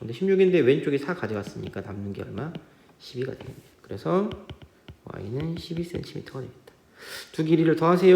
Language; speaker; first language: Korean; native; Korean